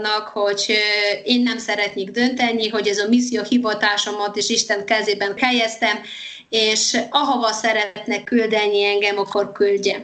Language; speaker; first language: Hungarian; non-native, fluent; Polish